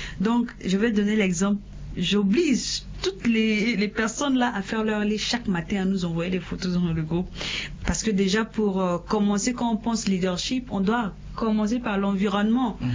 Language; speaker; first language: French; non-native, local second language; Sango